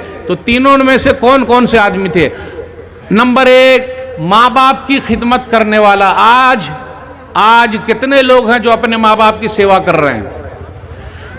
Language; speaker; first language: Hindi; native; Hindi